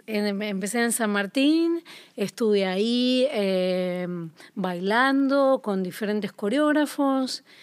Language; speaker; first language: Spanish; native; Spanish